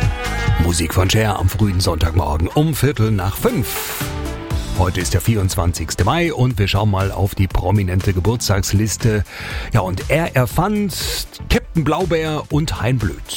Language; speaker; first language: German; native; German